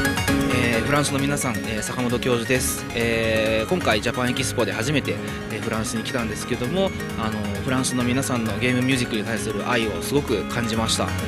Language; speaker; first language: Japanese; native; Japanese